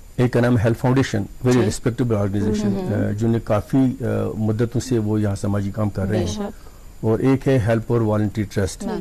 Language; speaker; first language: Urdu; non-native, local second language; Kashmiri